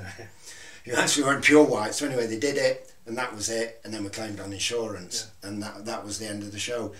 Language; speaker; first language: English; native; English